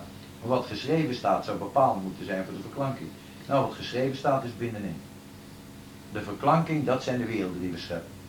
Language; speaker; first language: Dutch; native; Dutch